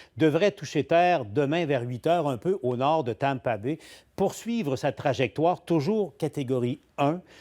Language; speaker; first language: French; native; French